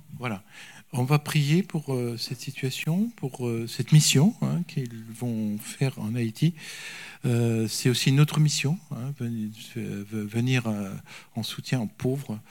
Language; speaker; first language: French; native; French